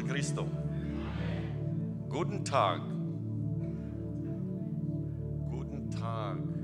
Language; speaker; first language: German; non-native, learner; Spanish